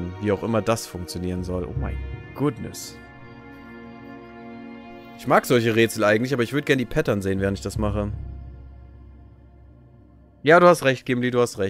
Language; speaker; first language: German; native; German